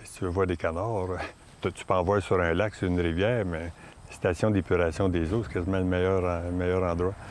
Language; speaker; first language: French; native; French